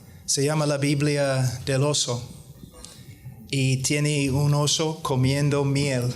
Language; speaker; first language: Spanish; non-native, fluent; English